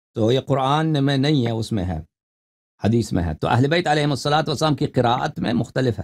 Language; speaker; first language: Urdu; native; Urdu